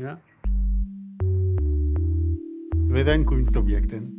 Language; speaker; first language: Dutch; non-native, learner; Hebrew